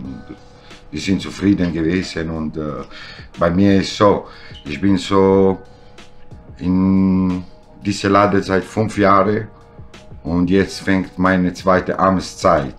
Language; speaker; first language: German; non-native, learner; Italian